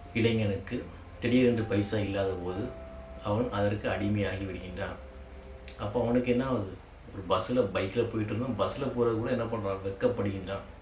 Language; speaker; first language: Tamil; native; Tamil